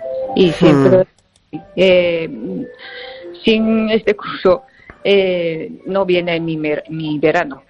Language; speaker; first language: Spanish; non-native, fluent; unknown